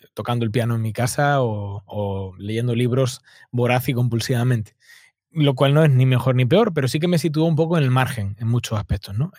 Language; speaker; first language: Spanish; native; Spanish